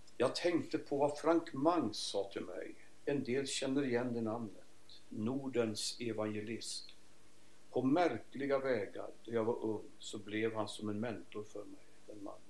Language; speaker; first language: Swedish; native; Swedish